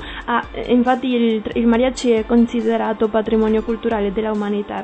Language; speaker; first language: Italian; non-native, learner; Spanish